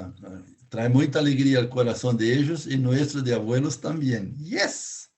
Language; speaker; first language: Spanish; non-native, fluent; Portuguese